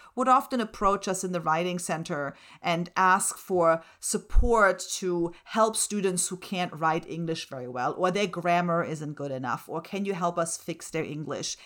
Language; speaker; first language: English; non-native, fluent; German